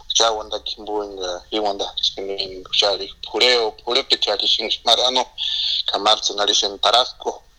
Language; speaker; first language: Spanish; non-native, local second language; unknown